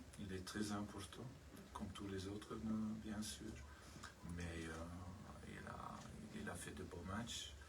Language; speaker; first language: French; non-native, learner; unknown